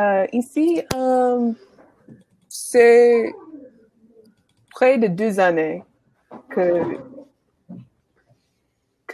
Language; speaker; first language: French; non-native, learner; English